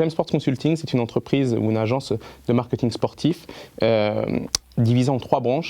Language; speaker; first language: French; native; French